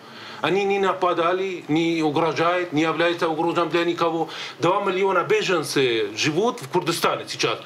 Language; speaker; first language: Russian; native; Russian